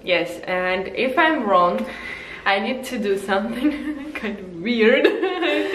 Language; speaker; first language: English; non-native, learner; Russian